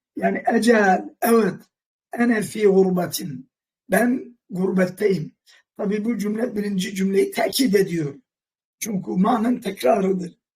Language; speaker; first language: Turkish; non-native, local second language; Kurdish